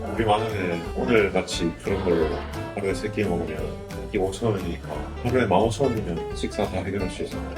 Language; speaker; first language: Korean; native; Korean